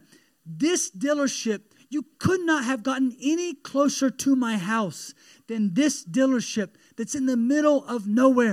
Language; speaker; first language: English; native; English